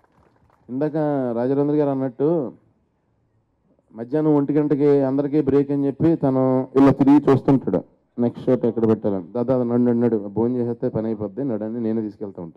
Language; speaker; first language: Telugu; native; Telugu